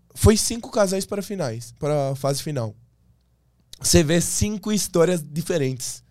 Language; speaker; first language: Portuguese; non-native, fluent; Persian